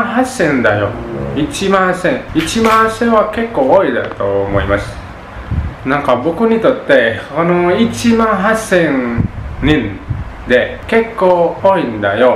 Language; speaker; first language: Japanese; non-native, learner; Sundanese